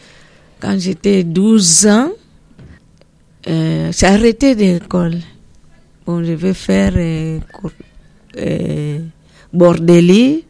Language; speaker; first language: French; non-native, learner; Portuguese